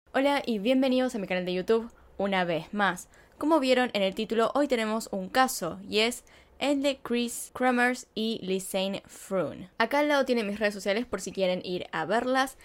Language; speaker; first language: Spanish; native; Spanish